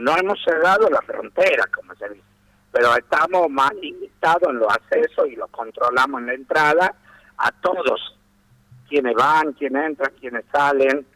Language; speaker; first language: Spanish; native; Spanish